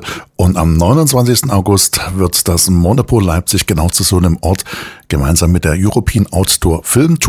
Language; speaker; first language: German; native; German